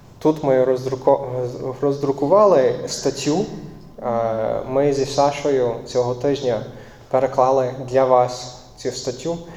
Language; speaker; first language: Ukrainian; non-native, fluent; English